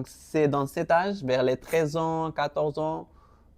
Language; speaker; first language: French; non-native, local second language; Arabic